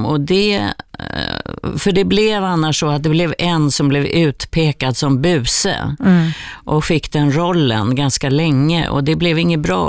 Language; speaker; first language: Swedish; native; Swedish